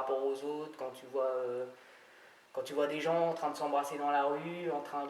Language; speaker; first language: French; native; French